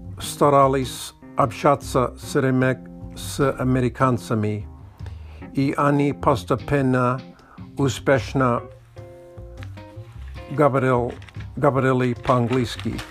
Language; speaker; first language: Russian; non-native, learner; English